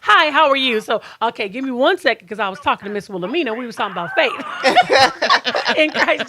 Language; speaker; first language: English; native; English